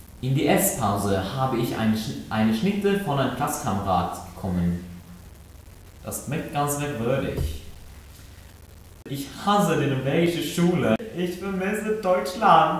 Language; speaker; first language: German; non-native, learner; Norwegian